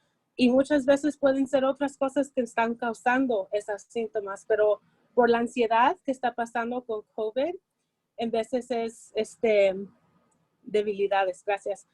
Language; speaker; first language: Spanish; early bilingual, heritage; Spanish